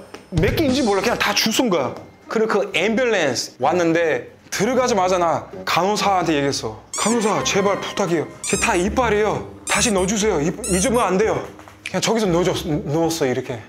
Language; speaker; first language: Korean; non-native, fluent; English